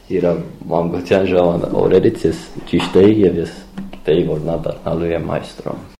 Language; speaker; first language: Armenian; early bilingual, heritage; Armenian